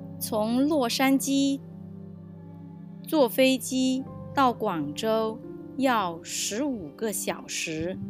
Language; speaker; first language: Chinese; early bilingual, heritage; English